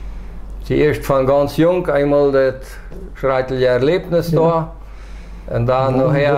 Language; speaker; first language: German; non-native, local second language; Plautdietsch